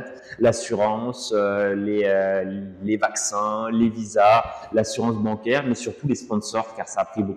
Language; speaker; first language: French; native; French